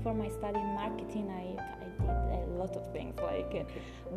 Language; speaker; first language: English; non-native, learner; Italian